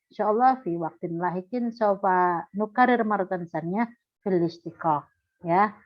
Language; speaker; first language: Arabic; non-native, fluent; Indonesian